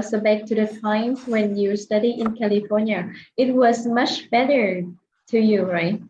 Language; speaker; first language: English; non-native, fluent; Vietnamese